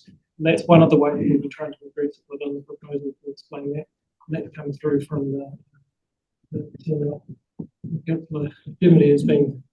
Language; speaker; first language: English; native; English